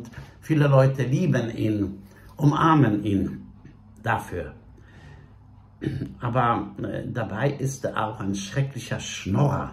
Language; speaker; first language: German; non-native, fluent; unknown